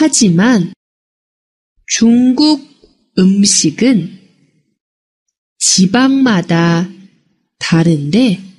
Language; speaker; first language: Korean; non-native, fluent; Chinese